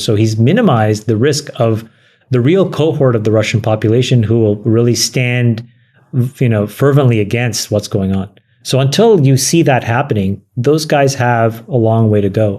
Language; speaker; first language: English; native; English